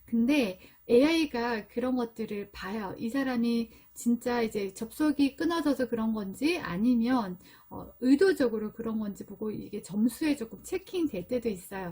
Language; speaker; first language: Korean; native; Korean